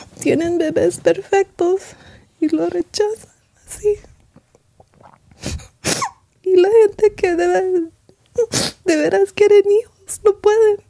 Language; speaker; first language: Spanish; early bilingual, heritage; Spanish